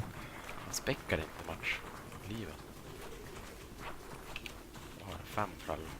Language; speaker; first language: Swedish; native; Swedish